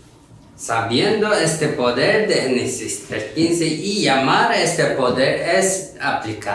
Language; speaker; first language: Spanish; non-native, learner; Korean